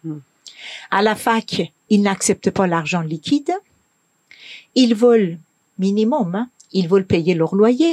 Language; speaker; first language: French; non-native, fluent; Persian